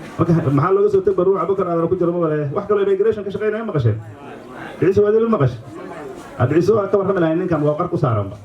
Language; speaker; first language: Somali; native; Somali